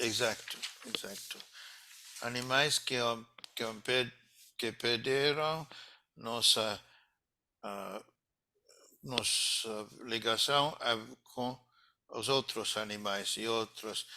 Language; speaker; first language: Portuguese; non-native, fluent; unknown